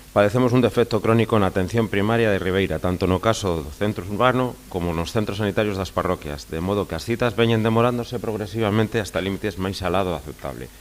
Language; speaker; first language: Galician; non-native, local second language; Spanish